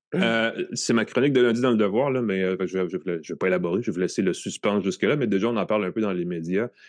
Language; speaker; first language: French; native; French